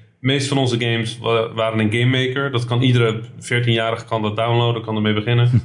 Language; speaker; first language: Dutch; early bilingual, other home language; Arabic